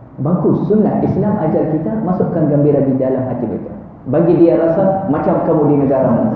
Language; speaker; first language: Malay; non-native, fluent; Arabic